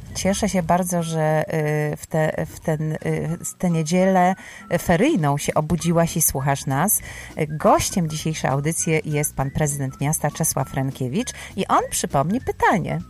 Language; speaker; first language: Polish; native; Polish